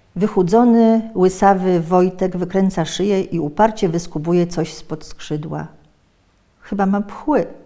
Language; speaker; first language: Polish; native; Polish